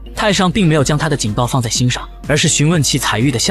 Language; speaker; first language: Chinese; native; Chinese